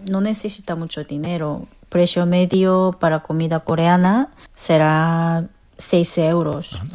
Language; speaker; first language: Spanish; non-native, learner; Korean